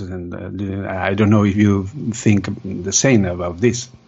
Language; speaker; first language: English; non-native, fluent; Spanish